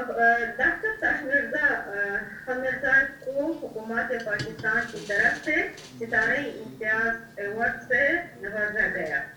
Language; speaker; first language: Hindi; non-native, fluent; Uzbek